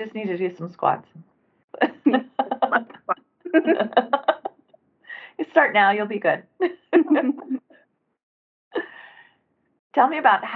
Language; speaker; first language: English; native; English